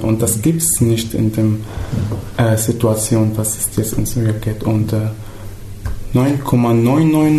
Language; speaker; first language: German; non-native, fluent; Arabic